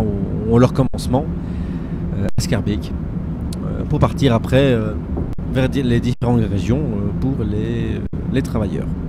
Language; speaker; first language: French; native; French